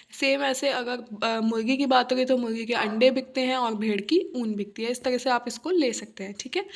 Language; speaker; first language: Hindi; native; Hindi